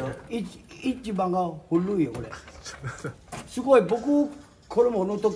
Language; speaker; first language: Japanese; non-native, learner; Thai